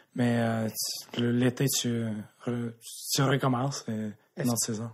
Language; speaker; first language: French; native; French